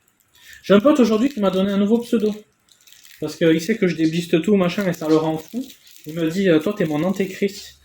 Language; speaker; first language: French; native; French